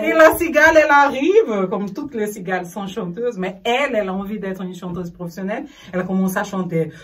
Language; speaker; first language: French; non-native, fluent; Portuguese